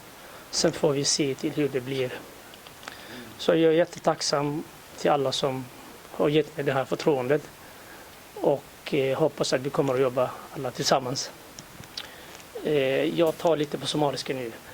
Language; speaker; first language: Swedish; non-native, fluent; Somali